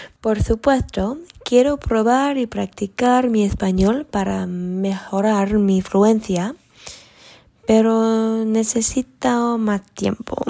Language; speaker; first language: Spanish; non-native, learner; English